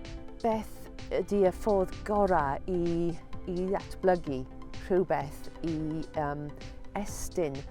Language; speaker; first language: Welsh; non-native, fluent; English